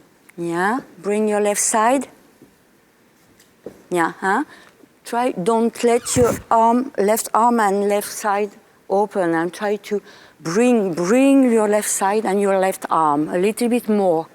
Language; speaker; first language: English; non-native, fluent; French